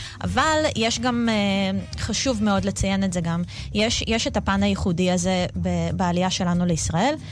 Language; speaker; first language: Hebrew; early bilingual, other home language; Russian